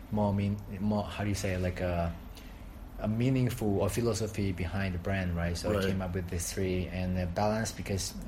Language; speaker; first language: English; non-native, fluent; Thai